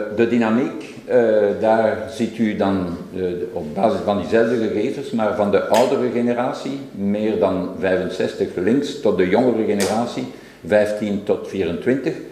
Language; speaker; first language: Dutch; non-native, local second language; French